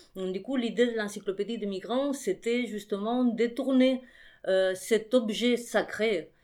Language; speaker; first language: French; non-native, fluent; Spanish